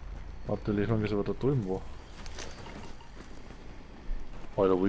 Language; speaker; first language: German; native; German